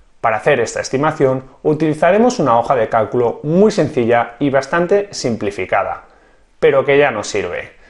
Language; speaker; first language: Spanish; native; Spanish